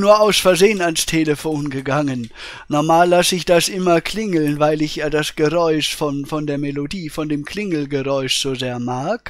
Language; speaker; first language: German; native; German